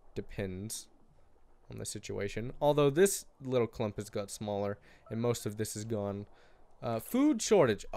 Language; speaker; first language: English; native; English